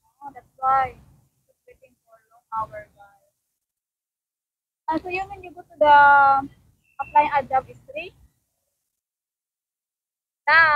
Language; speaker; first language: English; non-native, learner; Cebuano